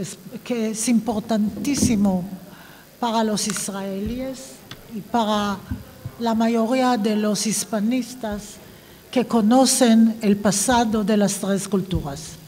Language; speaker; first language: Spanish; non-native, fluent; Hebrew